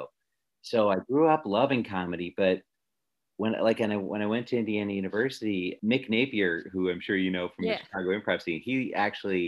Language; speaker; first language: English; native; English